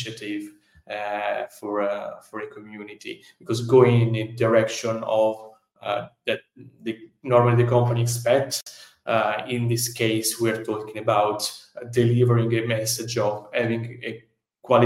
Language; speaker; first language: English; non-native, fluent; Italian